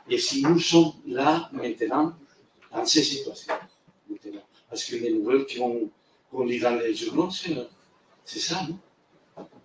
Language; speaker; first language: French; non-native, fluent; Spanish